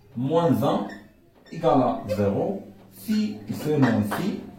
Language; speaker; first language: French; non-native, local second language; Arabic